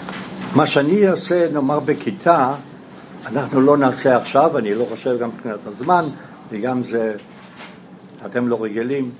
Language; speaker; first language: Hebrew; non-native, fluent; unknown